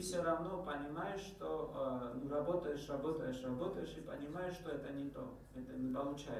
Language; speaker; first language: Czech; non-native, learner; Georgian